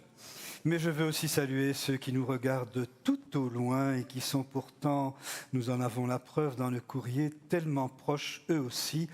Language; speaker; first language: French; native; French